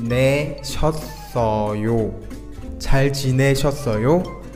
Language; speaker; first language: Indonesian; non-native, fluent; Korean